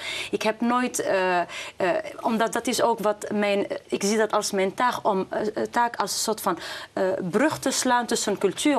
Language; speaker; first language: Dutch; non-native, fluent; Arabic